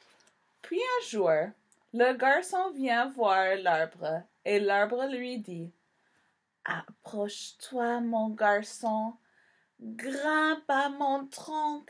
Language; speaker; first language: French; non-native, fluent; English